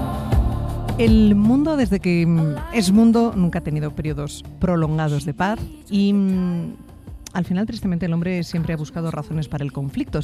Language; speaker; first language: Spanish; native; Spanish